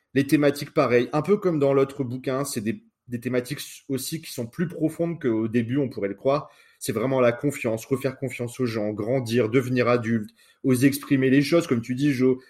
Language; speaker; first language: French; native; French